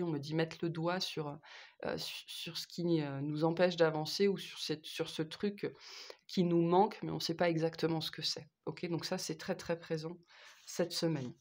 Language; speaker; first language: French; native; French